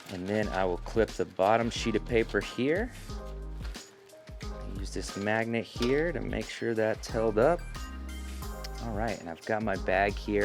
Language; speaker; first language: English; native; English